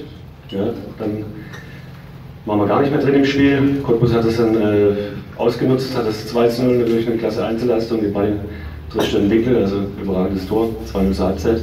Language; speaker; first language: German; native; German